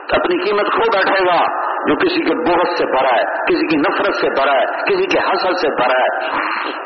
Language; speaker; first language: Urdu; non-native, local second language; Punjabi